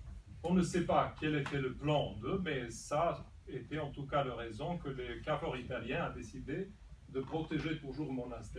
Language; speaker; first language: French; non-native, fluent; Serbian